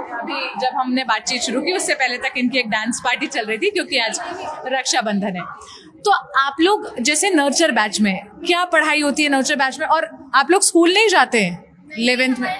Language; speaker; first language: Hindi; native; Hindi